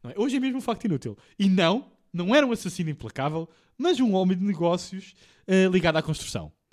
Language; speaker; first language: Portuguese; native; Portuguese